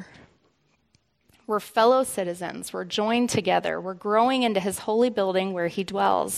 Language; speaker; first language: English; native; English